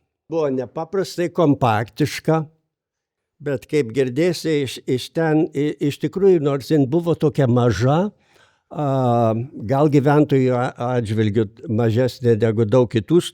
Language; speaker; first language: Lithuanian; native; Lithuanian